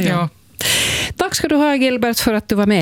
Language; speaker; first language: Swedish; native; Swedish